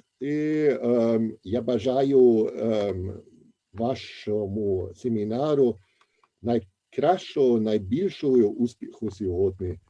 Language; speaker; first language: Ukrainian; non-native, fluent; German